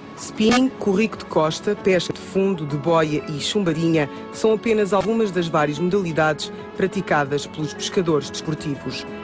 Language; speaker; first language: Portuguese; native; Portuguese